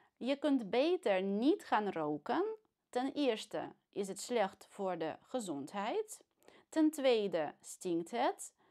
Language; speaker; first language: Dutch; non-native, fluent; Russian